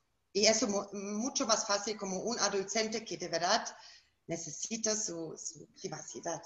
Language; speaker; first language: Spanish; non-native, fluent; German